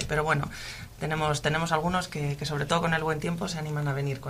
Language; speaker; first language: Spanish; native; Spanish